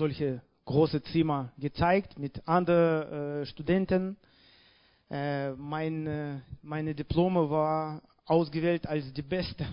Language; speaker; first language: German; non-native, learner; Russian